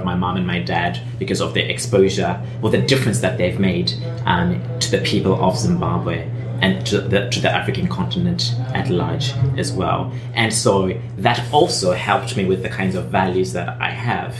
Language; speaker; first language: English; native; English